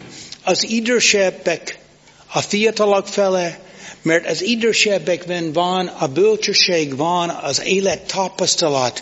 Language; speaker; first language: Hungarian; non-native, fluent; English